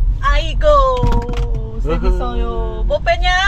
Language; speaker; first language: Korean; non-native, learner; Lao